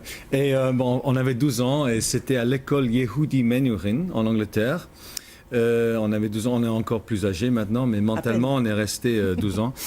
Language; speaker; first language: French; non-native, fluent; English